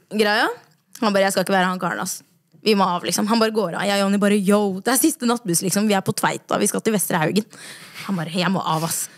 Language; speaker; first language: Norwegian; early bilingual, other home language; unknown